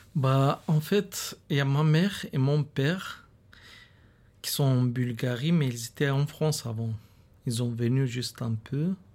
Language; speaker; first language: French; non-native, fluent; Bulgarian